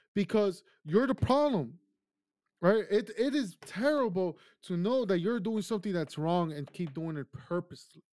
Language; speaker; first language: English; early bilingual, other home language; Spanish